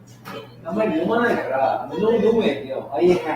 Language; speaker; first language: Japanese; non-native, learner; English